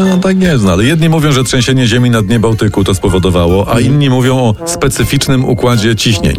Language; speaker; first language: Polish; native; Polish